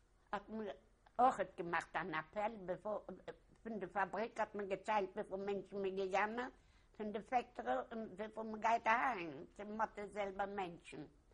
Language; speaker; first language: German; non-native, learner; Yiddish